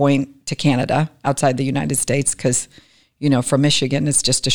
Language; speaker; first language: English; native; English